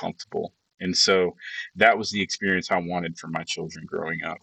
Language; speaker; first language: English; early bilingual, other home language; Spanish